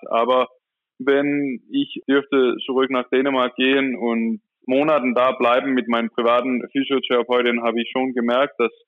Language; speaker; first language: German; non-native, fluent; Danish